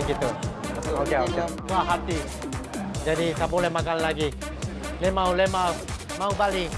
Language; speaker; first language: Indonesian; non-native, learner; Japanese